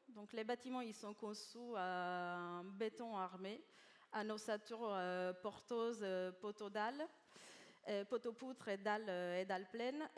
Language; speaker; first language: French; native; French